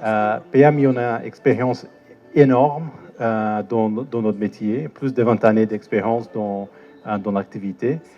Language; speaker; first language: French; non-native, fluent; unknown